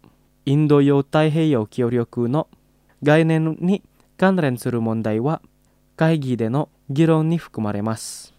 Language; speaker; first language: Japanese; non-native, fluent; Indonesian